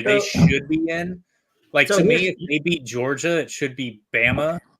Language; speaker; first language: English; native; English